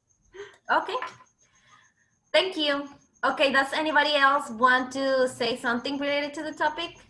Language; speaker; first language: English; non-native, fluent; Spanish